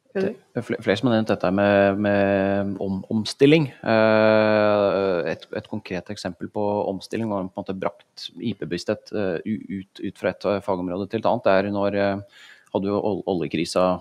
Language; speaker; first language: Norwegian; native; Norwegian